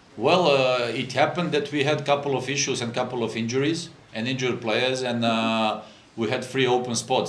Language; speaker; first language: English; non-native, fluent; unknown